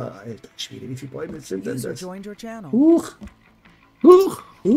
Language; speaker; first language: German; native; German